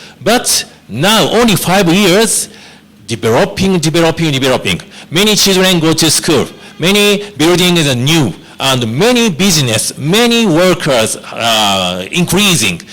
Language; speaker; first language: English; non-native, learner; Japanese